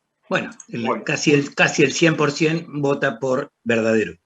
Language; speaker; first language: Spanish; native; Spanish